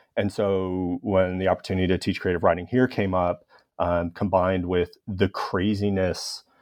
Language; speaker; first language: English; native; English